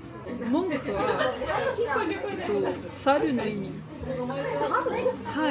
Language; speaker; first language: Japanese; non-native, learner; French